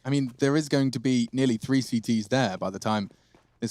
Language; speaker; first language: English; native; English